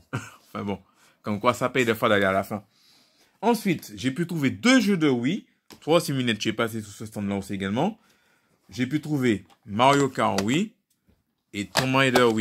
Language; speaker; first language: French; native; French